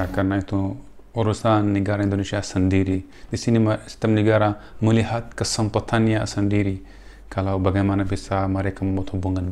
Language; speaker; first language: Indonesian; non-native, fluent; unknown